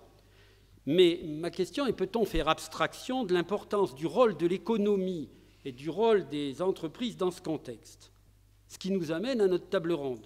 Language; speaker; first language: French; native; French